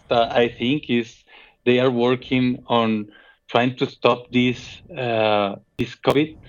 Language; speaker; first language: English; non-native, fluent; Spanish